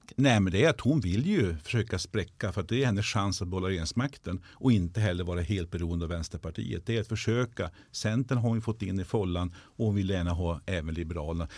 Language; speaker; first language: Swedish; native; Swedish